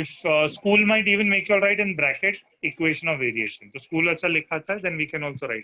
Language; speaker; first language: English; non-native, local second language; Hindi